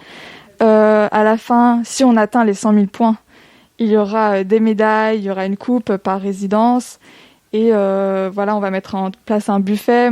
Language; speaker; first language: French; native; French